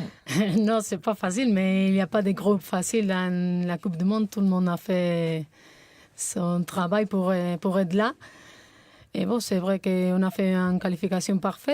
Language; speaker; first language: French; non-native, fluent; Spanish